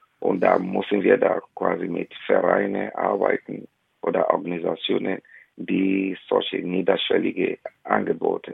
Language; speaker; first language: German; non-native, fluent; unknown